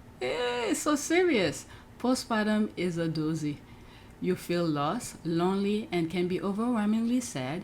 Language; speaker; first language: English; native; English